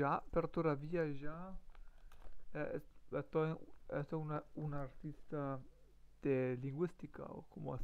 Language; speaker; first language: Spanish; non-native, learner; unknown